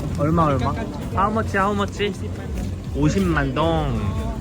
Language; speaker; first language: Korean; native; Korean